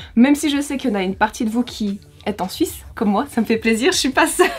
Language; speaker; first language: French; native; French